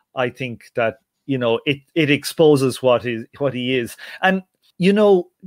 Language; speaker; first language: English; native; English